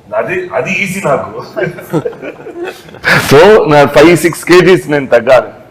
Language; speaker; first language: Telugu; non-native, learner; Tamil